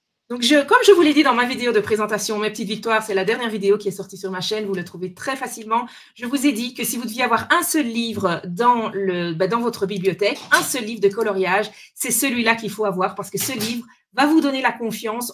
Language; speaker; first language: French; native; French